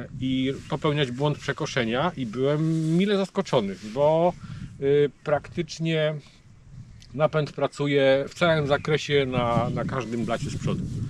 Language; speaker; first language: Polish; native; Polish